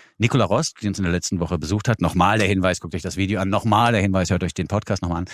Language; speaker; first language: German; native; German